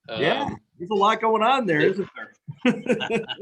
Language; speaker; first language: English; native; English